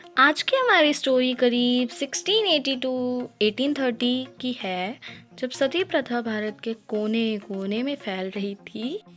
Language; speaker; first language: Hindi; non-native, local second language; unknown